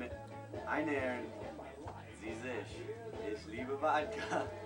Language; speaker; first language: German; non-native, learner; English